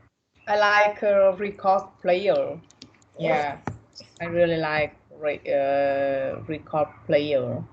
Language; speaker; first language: English; non-native, learner; Vietnamese